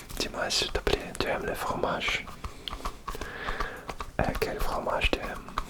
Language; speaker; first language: French; non-native, learner; Russian